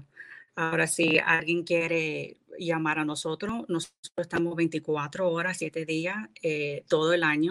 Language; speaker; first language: Spanish; early bilingual, heritage; English